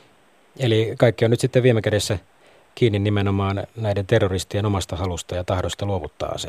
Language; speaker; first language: Finnish; native; Finnish